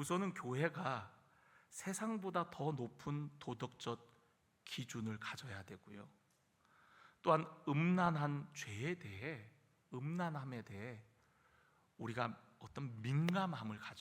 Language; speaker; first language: Korean; native; Korean